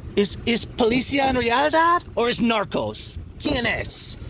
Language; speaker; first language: Spanish; non-native, learner; English